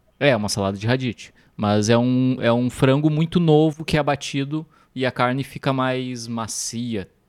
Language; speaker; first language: Portuguese; native; Portuguese